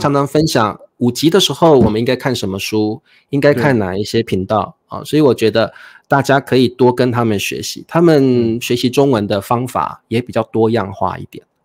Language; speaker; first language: Chinese; native; Chinese